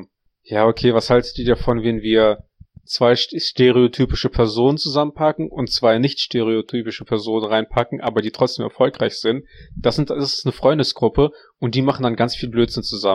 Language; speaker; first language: German; native; German